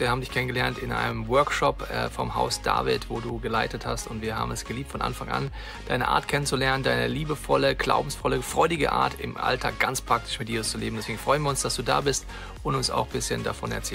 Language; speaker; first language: German; native; German